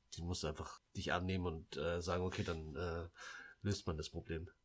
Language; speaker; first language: German; early bilingual, other home language; Lao